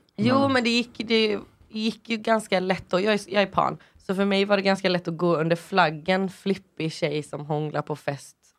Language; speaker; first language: Swedish; early bilingual, other home language; English